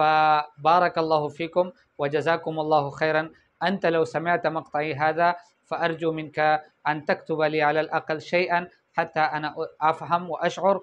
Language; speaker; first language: Arabic; non-native, fluent; Urdu